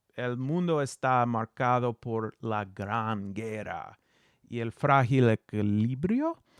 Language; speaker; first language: Spanish; non-native, learner; English